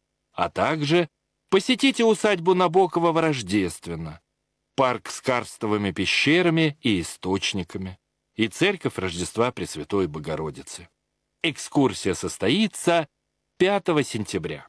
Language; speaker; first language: Russian; native; Russian